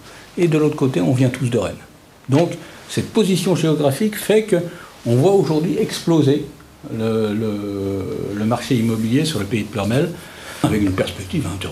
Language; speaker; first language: French; native; French